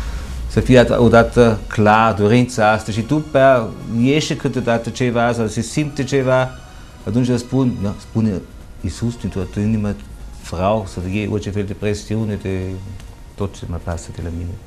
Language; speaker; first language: Romanian; non-native, fluent; German